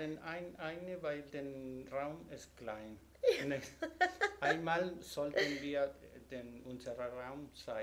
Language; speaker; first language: German; non-native, learner; Spanish